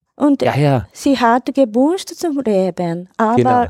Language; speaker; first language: German; non-native, learner; Japanese